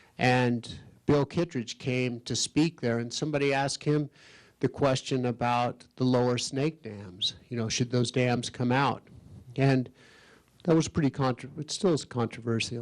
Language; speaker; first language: English; native; English